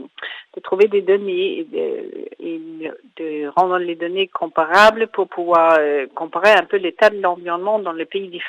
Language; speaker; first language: French; non-native, fluent; Danish